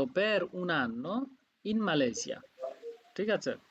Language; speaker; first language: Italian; non-native, fluent; Bangla